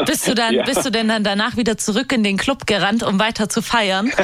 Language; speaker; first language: German; native; German